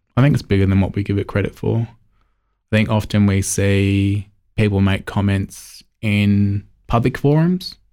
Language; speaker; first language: English; native; English